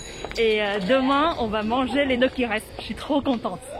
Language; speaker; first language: French; non-native, fluent; Vietnamese